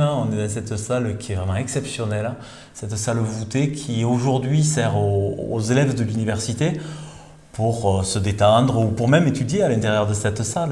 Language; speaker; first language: French; native; French